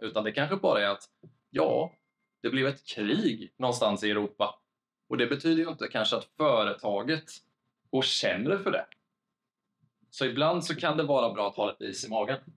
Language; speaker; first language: Swedish; native; Swedish